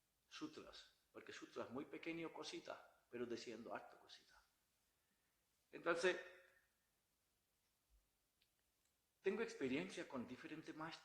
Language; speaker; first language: Spanish; non-native, learner; Bangla